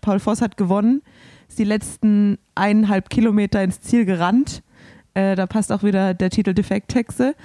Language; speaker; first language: German; native; German